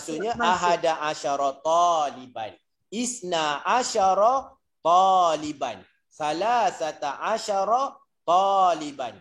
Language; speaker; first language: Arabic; non-native, fluent; Malay